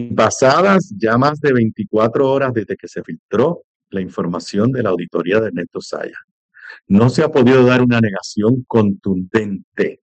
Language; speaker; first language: Spanish; native; Spanish